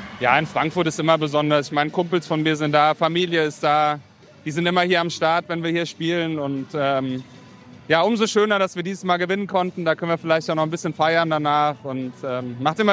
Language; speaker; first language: German; native; German